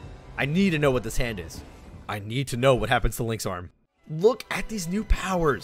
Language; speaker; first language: English; native; English